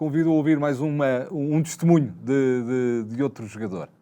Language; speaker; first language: Portuguese; native; Portuguese